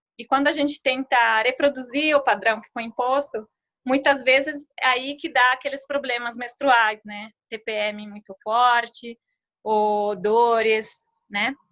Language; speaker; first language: Portuguese; non-native, fluent; Italian